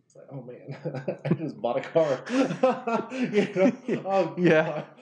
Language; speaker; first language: English; native; English